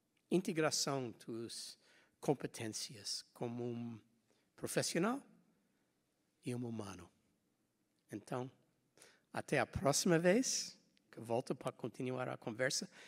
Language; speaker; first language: Portuguese; non-native, fluent; English